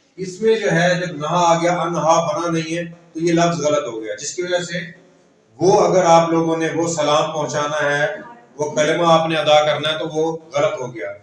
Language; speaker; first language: Urdu; non-native, local second language; Punjabi